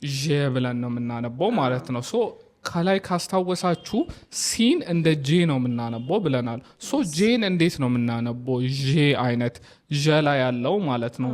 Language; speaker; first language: Amharic; non-native, local second language; Oromo